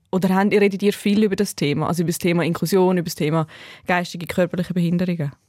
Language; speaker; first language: German; native; German